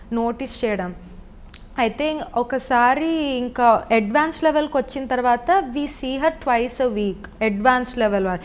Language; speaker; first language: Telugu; native; Telugu